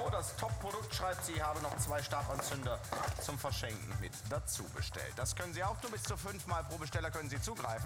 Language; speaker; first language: German; native; German